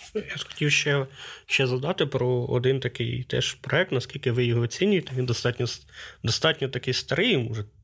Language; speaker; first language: Ukrainian; native; Ukrainian